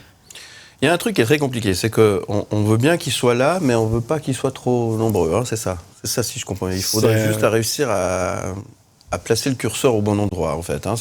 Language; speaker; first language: French; native; French